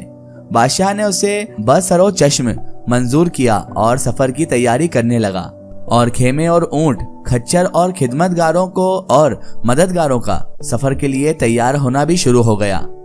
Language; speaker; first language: Hindi; native; Hindi